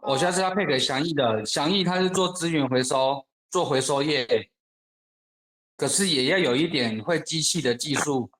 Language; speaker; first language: Chinese; native; Chinese